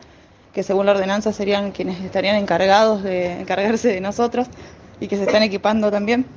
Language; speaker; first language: Spanish; native; Spanish